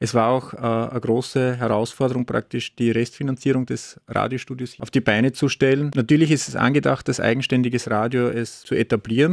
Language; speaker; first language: German; native; German